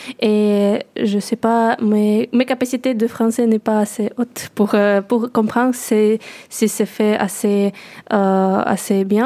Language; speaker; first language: French; non-native, learner; Russian